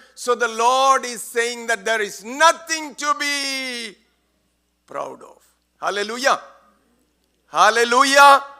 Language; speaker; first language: English; non-native, local second language; Malayalam